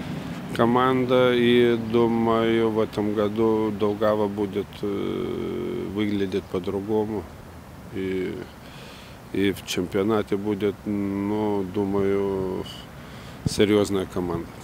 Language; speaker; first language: Russian; non-native, fluent; Lithuanian